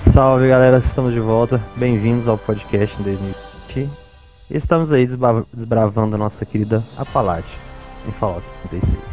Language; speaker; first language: Portuguese; native; Portuguese